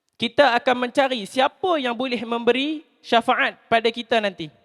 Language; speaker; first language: Malay; native; Malay